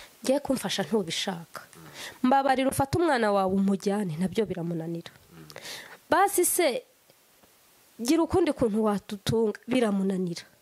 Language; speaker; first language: Kinyarwanda; native; Kinyarwanda